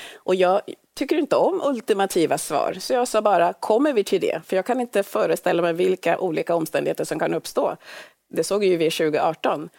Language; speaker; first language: Swedish; early bilingual, other home language; Swahili